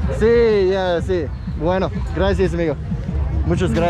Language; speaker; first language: Spanish; non-native, learner; English